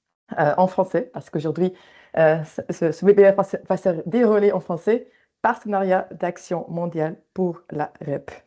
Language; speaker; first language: French; native; French